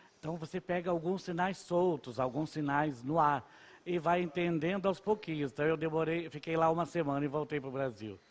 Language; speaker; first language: Portuguese; non-native, local second language; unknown